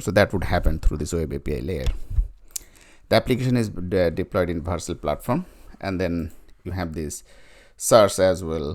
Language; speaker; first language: English; non-native, fluent; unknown